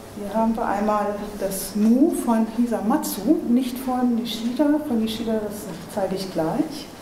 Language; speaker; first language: German; native; German